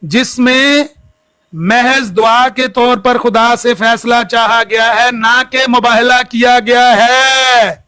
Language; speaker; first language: Urdu; non-native, local second language; Punjabi